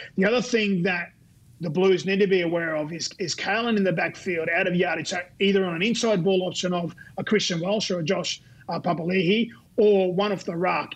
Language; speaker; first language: English; native; English